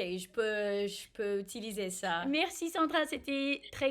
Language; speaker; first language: French; non-native, fluent; Portuguese